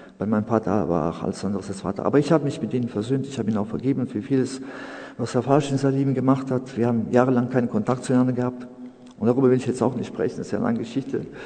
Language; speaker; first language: German; non-native, fluent; Serbian